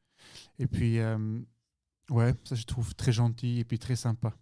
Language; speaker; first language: French; non-native, local second language; German